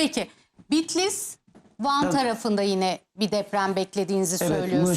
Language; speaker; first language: Turkish; native; Turkish